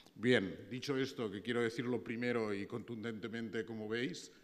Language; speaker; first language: Spanish; native; Spanish